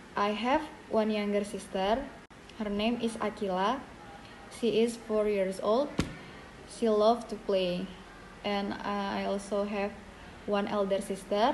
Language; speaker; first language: English; non-native, learner; Indonesian